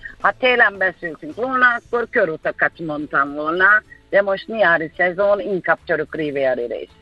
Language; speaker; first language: Hungarian; non-native, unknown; Turkish